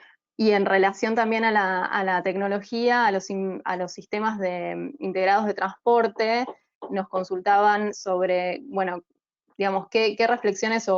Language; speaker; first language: Spanish; native; Spanish